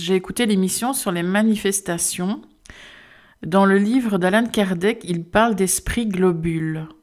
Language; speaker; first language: French; native; French